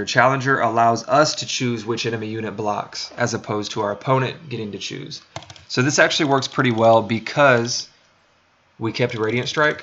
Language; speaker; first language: English; native; English